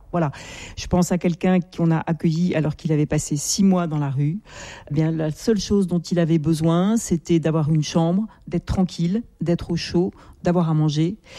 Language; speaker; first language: French; native; French